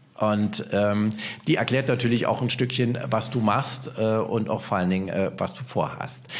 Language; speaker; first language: German; native; German